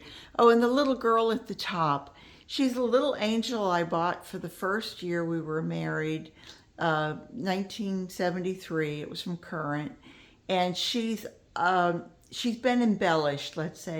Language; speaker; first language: English; native; English